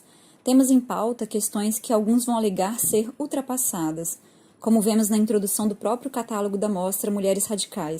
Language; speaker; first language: Portuguese; native; Portuguese